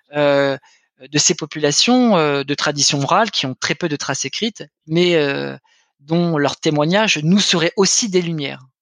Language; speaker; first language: French; native; French